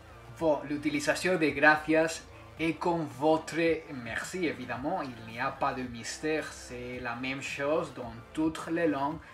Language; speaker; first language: French; non-native, fluent; Spanish